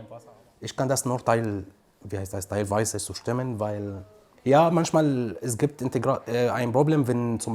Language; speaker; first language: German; non-native, learner; Arabic